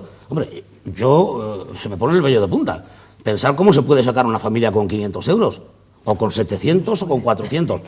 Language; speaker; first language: Spanish; native; Spanish